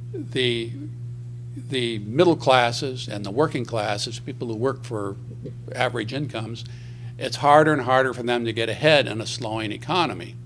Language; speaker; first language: English; native; English